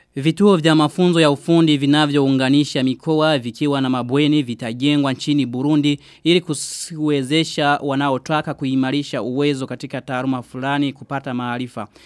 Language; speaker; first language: Swahili; non-native, local second language; Rundi